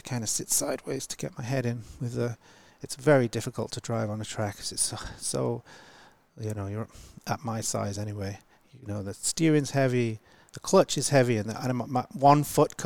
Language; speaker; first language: English; native; English